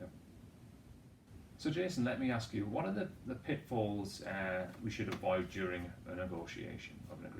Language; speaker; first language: English; native; English